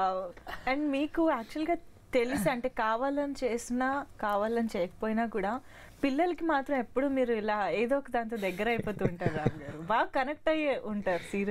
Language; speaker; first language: Telugu; native; Telugu